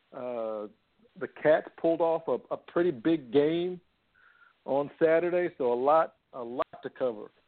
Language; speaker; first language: English; native; English